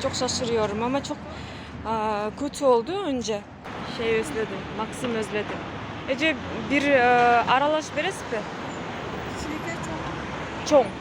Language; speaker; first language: Turkish; non-native, learner; Kyrgyz